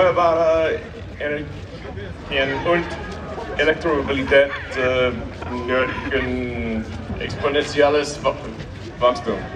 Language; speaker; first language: German; non-native, learner; English